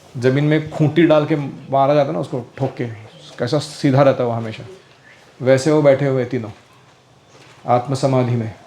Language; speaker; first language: Hindi; non-native, local second language; Marathi